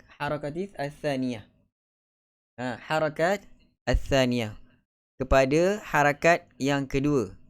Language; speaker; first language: Malay; native; Malay